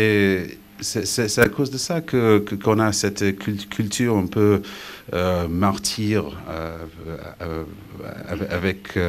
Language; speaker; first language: French; non-native, fluent; English